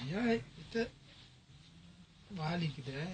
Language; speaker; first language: Russian; non-native, learner; Tajik